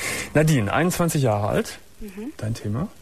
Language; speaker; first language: German; native; German